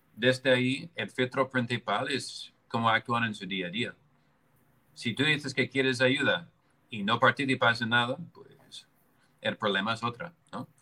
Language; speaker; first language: Spanish; non-native, fluent; English